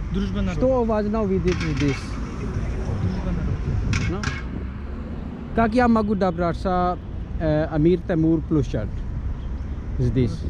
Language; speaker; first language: Russian; non-native, learner; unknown